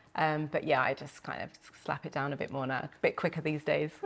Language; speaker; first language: English; native; English